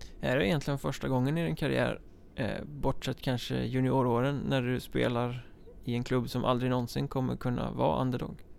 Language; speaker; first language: Swedish; native; Swedish